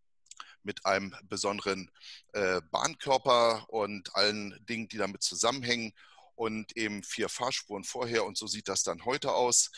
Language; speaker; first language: German; native; German